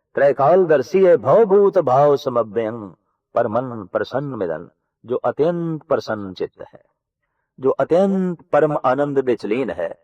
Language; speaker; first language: Hindi; non-native, local second language; Punjabi